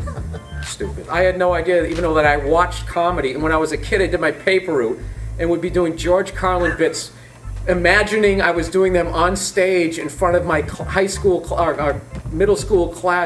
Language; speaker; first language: English; native; English